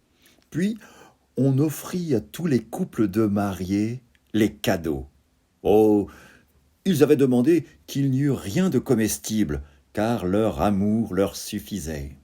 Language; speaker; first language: French; native; French